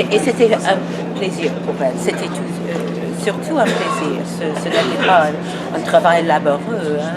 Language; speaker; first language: French; non-native, fluent; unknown